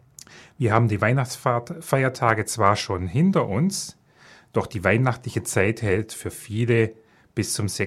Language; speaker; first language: German; native; German